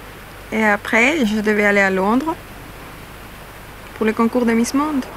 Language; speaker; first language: French; non-native, fluent; Spanish